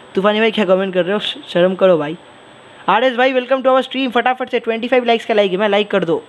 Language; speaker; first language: Hindi; non-native, local second language; Bangla